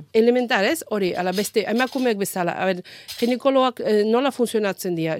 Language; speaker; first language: Basque; non-native, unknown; Azerbaijani